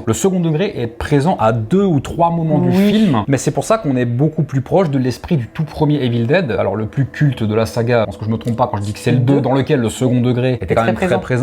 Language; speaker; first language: French; native; French